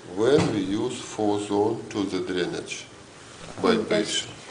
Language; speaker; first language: English; non-native, learner; Russian